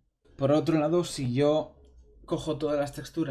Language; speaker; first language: Spanish; native; Spanish